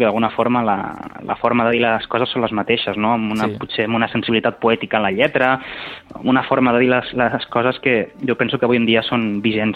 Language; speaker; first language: Catalan; native; Catalan